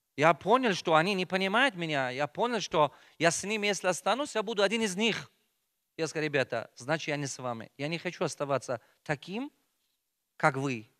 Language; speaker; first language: Russian; non-native, local second language; Tajik